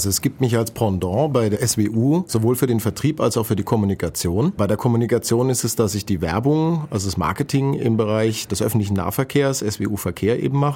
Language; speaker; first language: German; native; German